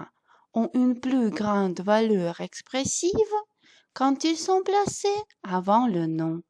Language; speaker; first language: French; non-native, fluent; Russian